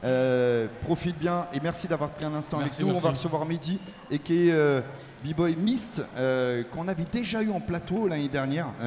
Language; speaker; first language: French; native; French